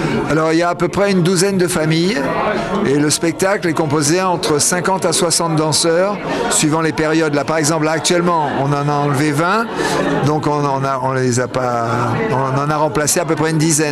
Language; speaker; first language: French; native; French